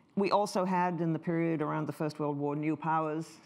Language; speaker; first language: English; native; English